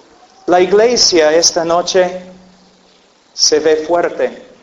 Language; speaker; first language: Spanish; non-native, fluent; English